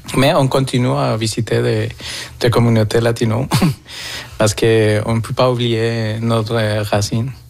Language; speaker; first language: French; non-native, fluent; Spanish